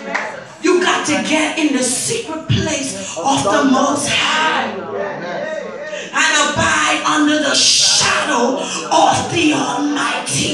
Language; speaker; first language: English; native; English